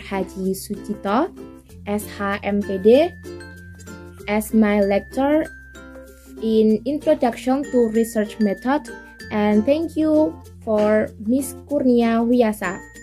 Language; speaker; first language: English; non-native, learner; Indonesian